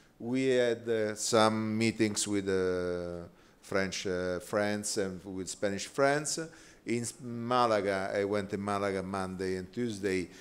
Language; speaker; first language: English; non-native, fluent; Italian